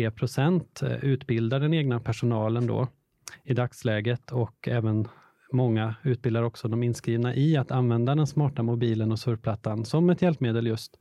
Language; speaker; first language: Swedish; native; Swedish